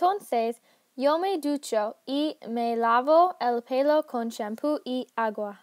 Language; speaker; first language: Spanish; non-native, learner; English